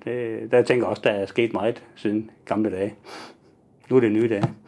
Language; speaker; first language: Danish; native; Danish